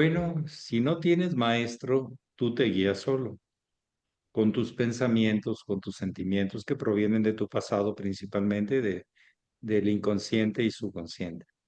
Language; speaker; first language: Spanish; native; Spanish